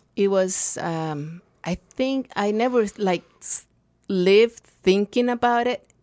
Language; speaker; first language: English; non-native, fluent; Spanish